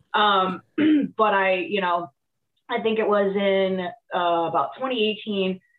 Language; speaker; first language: English; native; English